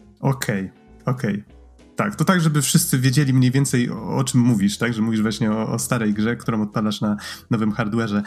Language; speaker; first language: Polish; native; Polish